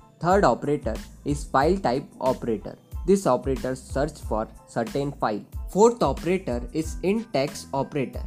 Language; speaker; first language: English; non-native, local second language; Hindi